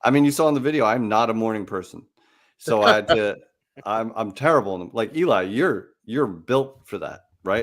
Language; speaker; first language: English; native; English